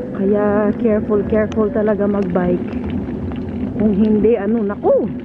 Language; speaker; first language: Filipino; non-native, local second language; Pampanga